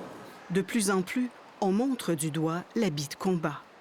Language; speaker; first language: French; native; French